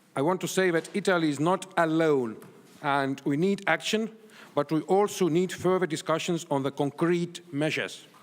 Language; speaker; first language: English; non-native, fluent; Estonian